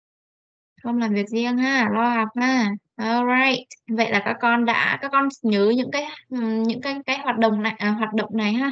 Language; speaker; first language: Vietnamese; native; Vietnamese